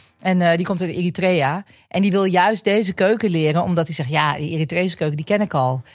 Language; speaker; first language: Dutch; native; Dutch